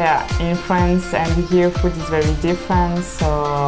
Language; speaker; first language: English; non-native, fluent; French